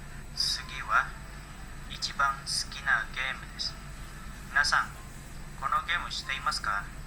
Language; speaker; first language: Japanese; non-native, learner; Indonesian